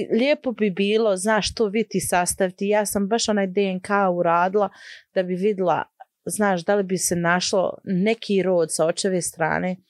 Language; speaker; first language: Croatian; early bilingual, heritage; Bosnian